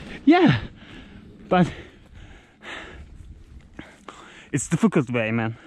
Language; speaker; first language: English; non-native, learner; Turkish